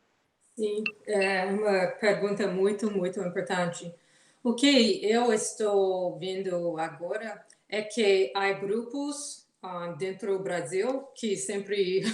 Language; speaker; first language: Portuguese; non-native, fluent; English